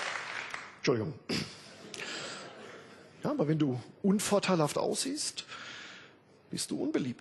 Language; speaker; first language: German; native; German